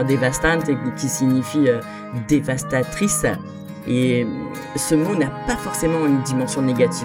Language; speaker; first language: French; native; French